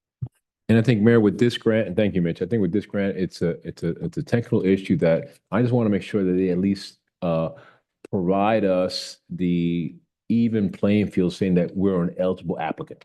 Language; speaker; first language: English; native; English